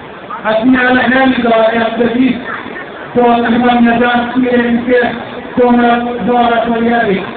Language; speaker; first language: Swedish; non-native, fluent; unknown